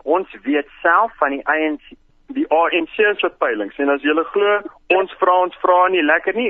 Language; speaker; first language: Afrikaans; non-native, local second language; English